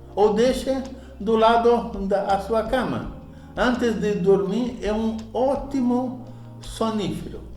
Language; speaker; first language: Portuguese; early bilingual, other home language; Spanish